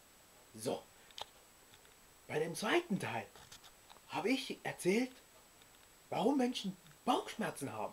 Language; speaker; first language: German; early bilingual, other home language; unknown